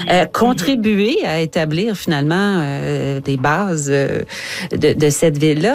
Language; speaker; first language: French; native; French